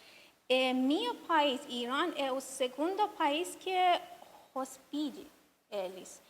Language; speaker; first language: Portuguese; non-native, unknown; Persian